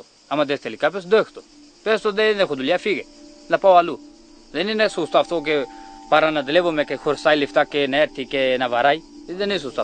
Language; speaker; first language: Greek; non-native, learner; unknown